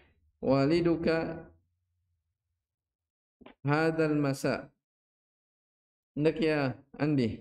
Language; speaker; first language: Arabic; non-native, fluent; Indonesian